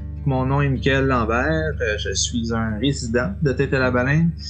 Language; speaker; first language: French; native; French